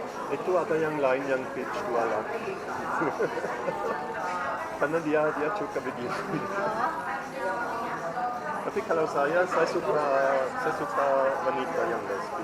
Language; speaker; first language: Indonesian; non-native, fluent; German